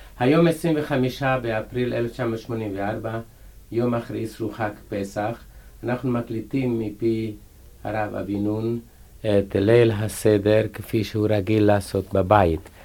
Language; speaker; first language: Hebrew; native; Hebrew